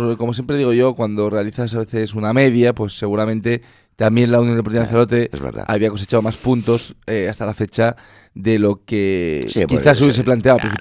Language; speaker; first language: Spanish; native; Spanish